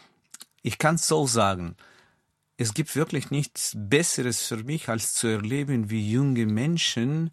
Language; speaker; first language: German; non-native, fluent; Russian